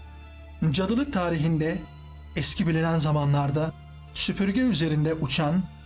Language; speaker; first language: Turkish; native; Turkish